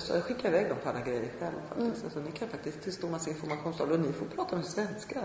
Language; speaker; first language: Swedish; native; Swedish